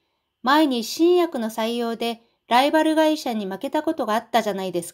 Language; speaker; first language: Japanese; non-native, fluent; Korean